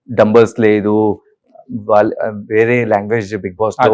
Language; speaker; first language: Telugu; non-native, learner; Hindi